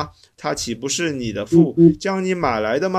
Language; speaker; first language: Chinese; native; Chinese